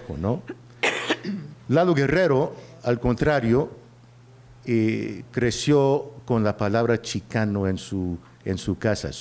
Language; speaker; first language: Spanish; early bilingual, heritage; Spanish